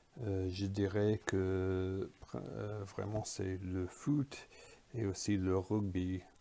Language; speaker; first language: French; non-native, fluent; English